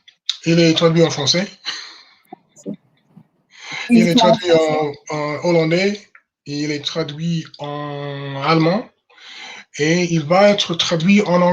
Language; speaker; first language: French; non-native, fluent; English